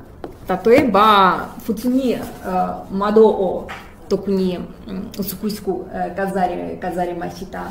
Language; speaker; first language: Japanese; non-native, fluent; Russian